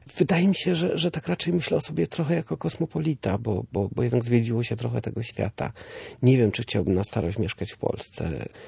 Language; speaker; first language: Polish; early bilingual, heritage; Polish